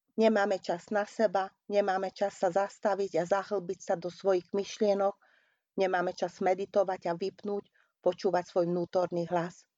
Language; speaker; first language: Slovak; non-native, local second language; Hungarian